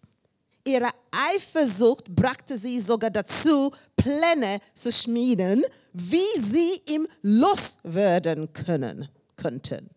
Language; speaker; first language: German; non-native, learner; English